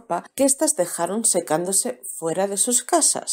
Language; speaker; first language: Spanish; native; Spanish